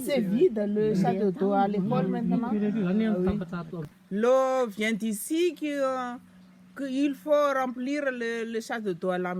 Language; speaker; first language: French; non-native, local second language; Malagasy